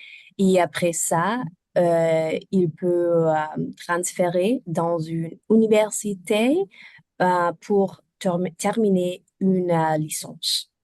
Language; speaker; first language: French; non-native, learner; German